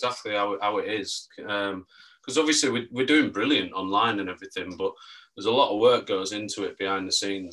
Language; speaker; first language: English; native; English